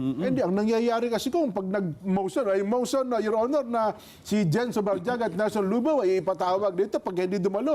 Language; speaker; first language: Filipino; native; Filipino